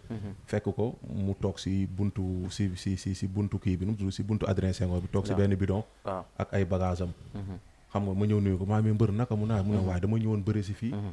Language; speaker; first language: Wolof; non-native, local second language; Serer